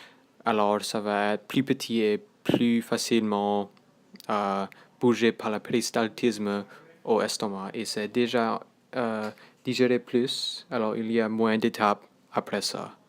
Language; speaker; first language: French; non-native, local second language; English